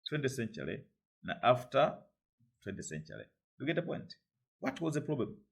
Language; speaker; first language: English; non-native, local second language; Swahili